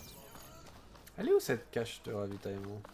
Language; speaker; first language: French; native; French